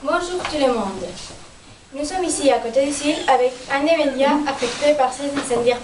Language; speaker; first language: French; non-native, learner; Spanish